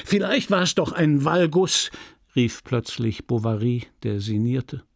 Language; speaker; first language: German; native; German